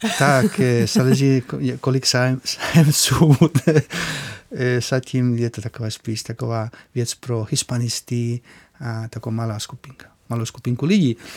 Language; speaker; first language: Czech; non-native, fluent; Spanish